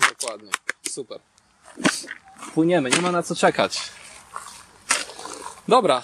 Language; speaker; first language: Polish; native; Polish